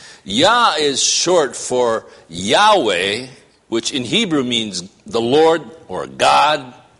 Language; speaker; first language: English; native; English